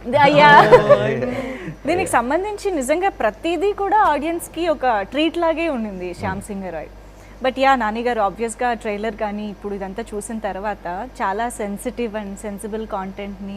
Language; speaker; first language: Telugu; native; Telugu